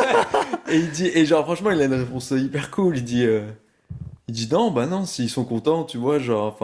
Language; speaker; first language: French; native; French